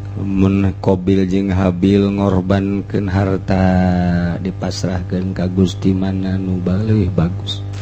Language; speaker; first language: Sundanese; native; Sundanese